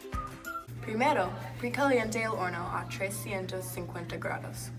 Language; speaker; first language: Spanish; non-native, learner; English